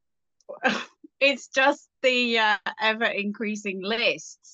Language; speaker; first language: English; native; English